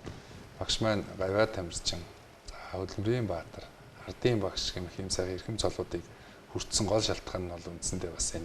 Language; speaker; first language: Mongolian; native; Mongolian